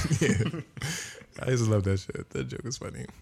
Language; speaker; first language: English; native; English